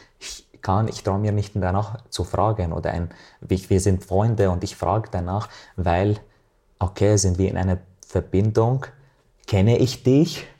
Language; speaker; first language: German; non-native, fluent; Arabic